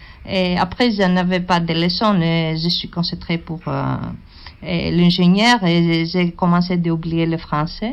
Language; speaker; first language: French; non-native, learner; Greek